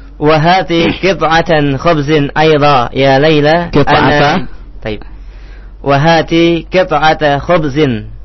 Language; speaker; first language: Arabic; non-native, learner; Indonesian